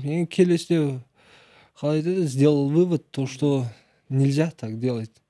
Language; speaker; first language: Russian; non-native, local second language; Kazakh